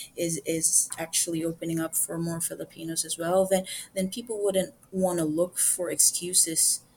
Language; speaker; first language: English; non-native, local second language; Filipino